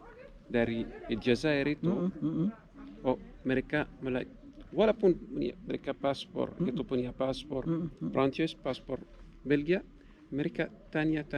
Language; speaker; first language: Indonesian; non-native, learner; Arabic